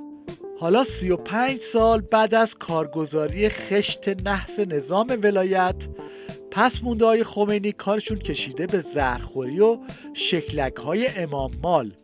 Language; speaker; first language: Persian; native; Persian